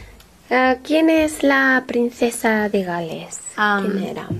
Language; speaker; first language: Spanish; non-native, fluent; English